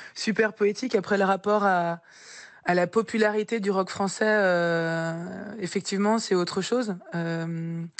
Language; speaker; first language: French; native; French